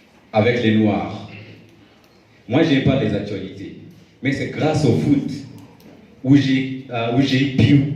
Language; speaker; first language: French; non-native, fluent; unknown